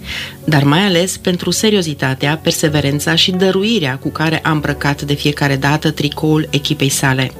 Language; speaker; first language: Romanian; native; Romanian